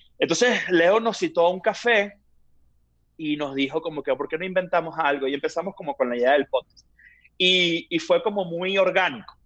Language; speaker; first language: Spanish; native; Spanish